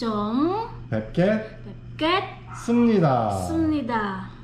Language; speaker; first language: Korean; non-native, learner; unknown